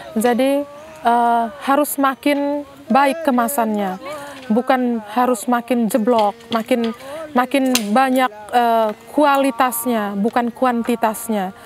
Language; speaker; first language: Indonesian; non-native, local second language; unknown